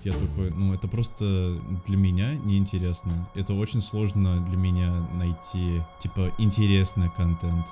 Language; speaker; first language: Russian; non-native, fluent; English